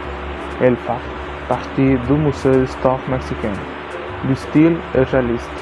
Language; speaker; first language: French; non-native, learner; Spanish